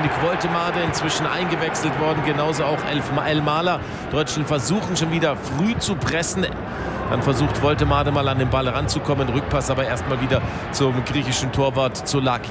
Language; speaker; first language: German; native; German